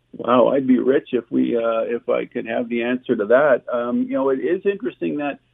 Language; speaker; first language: English; native; English